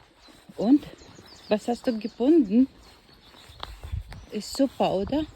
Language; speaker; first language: German; non-native, learner; Filipino